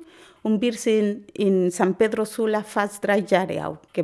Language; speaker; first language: German; non-native, learner; Spanish